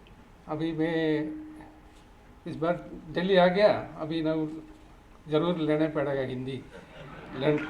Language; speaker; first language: Hindi; non-native, local second language; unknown